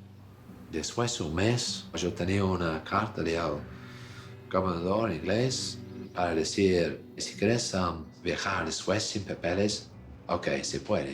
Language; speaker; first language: Spanish; non-native, fluent; English